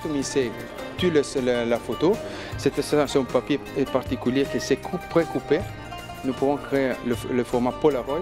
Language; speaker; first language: French; non-native, learner; Spanish